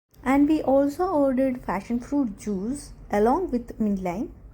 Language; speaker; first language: English; non-native, local second language; Malayalam